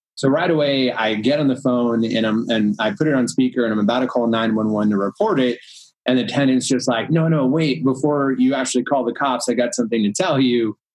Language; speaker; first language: English; early bilingual, other home language; Hindi